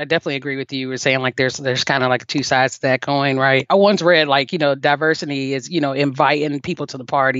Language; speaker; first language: English; native; English